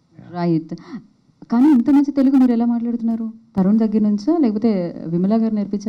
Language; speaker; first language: Telugu; native; Telugu